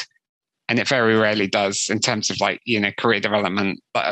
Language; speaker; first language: English; native; English